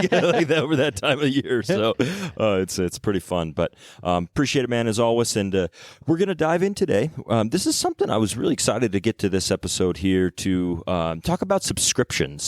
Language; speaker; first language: English; native; English